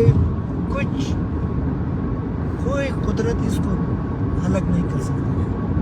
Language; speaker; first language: Hindi; non-native, learner; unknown